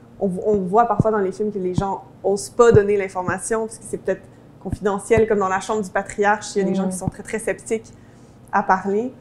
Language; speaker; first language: French; native; French